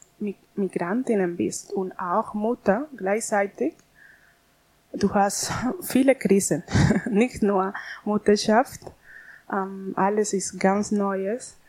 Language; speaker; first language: German; non-native, learner; Spanish